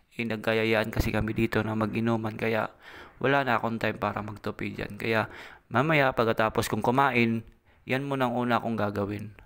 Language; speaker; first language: Filipino; non-native, local second language; Cebuano